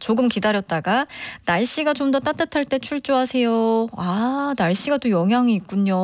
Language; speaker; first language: Korean; native; Korean